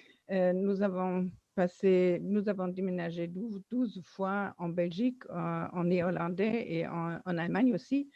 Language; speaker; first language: French; non-native, fluent; German